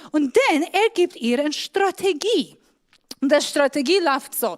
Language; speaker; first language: German; non-native, fluent; Persian